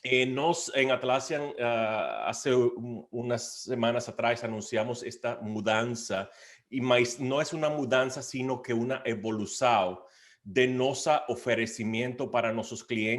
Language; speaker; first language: Spanish; non-native, learner; Portuguese